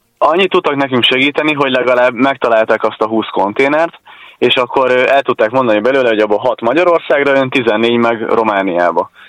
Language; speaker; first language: Hungarian; native; Hungarian